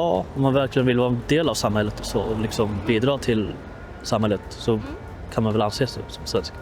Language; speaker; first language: Swedish; native; Swedish